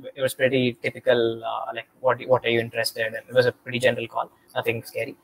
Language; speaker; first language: English; non-native, local second language; Telugu